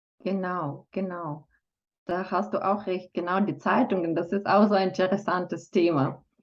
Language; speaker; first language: German; non-native, fluent; Romanian